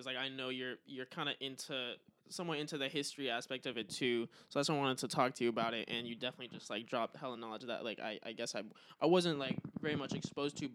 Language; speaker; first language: English; native; English